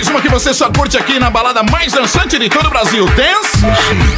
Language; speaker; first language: Portuguese; native; Portuguese